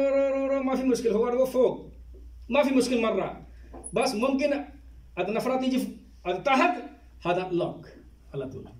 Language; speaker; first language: Arabic; non-native, learner; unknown